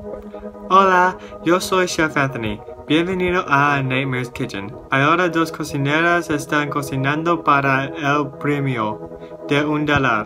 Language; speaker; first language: Spanish; non-native, learner; English